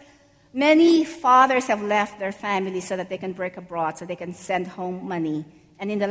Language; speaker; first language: English; non-native, local second language; Filipino